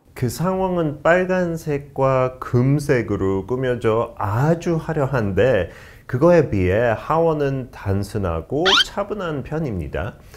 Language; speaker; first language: Korean; non-native, fluent; English